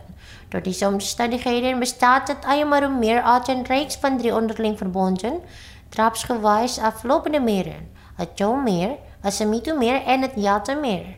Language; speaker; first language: Dutch; non-native, fluent; Indonesian